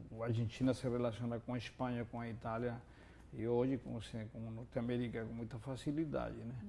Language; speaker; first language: Portuguese; non-native, fluent; Spanish